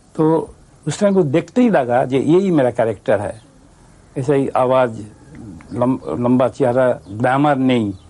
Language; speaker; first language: Hindi; non-native, local second language; Bangla